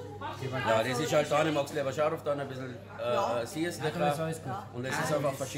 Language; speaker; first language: German; native; German